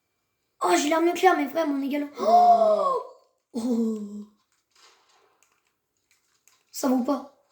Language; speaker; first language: French; native; French